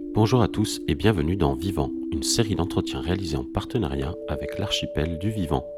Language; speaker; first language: French; native; French